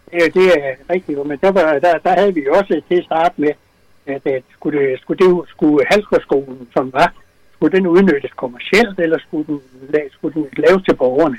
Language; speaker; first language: Danish; native; Danish